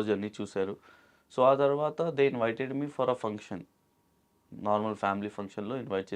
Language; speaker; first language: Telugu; non-native, local second language; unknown